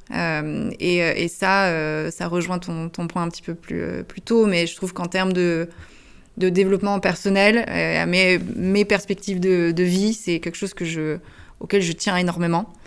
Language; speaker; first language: French; early bilingual, heritage; French